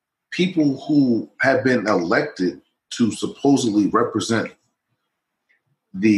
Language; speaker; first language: English; native; English